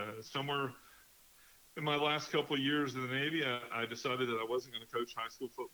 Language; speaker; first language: English; native; English